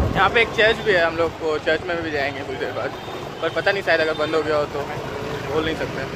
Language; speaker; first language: Hindi; native; Hindi